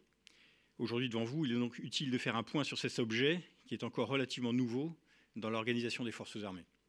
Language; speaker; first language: French; native; French